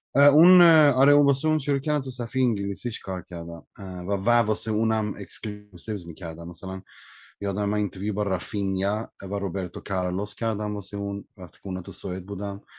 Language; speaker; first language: Persian; early bilingual, heritage; Persian